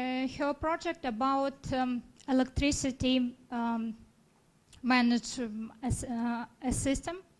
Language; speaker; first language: English; non-native, learner; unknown